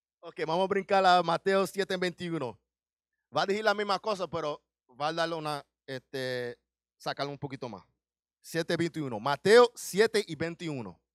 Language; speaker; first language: Spanish; early bilingual, heritage; Spanish